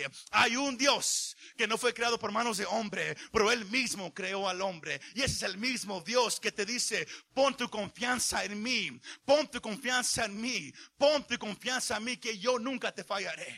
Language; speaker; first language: Spanish; early bilingual, heritage; Spanish